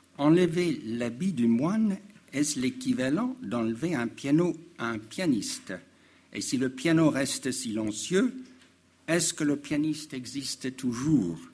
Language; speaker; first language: French; non-native, fluent; English